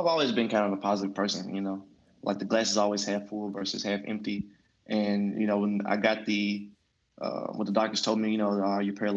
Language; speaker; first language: English; native; English